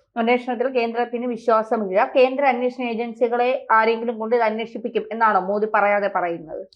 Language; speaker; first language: Malayalam; native; Malayalam